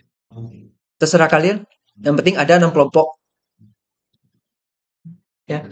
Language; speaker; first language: Indonesian; native; Indonesian